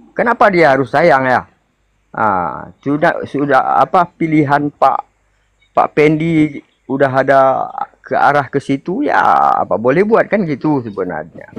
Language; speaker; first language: Indonesian; non-native, local second language; Achinese